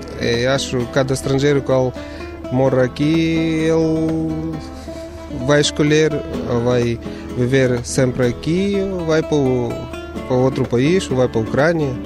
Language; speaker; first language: Portuguese; non-native, learner; Ukrainian